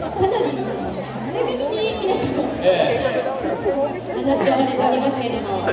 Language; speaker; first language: Japanese; native; Japanese